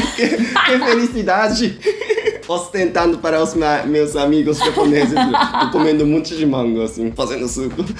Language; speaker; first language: Portuguese; non-native, learner; Japanese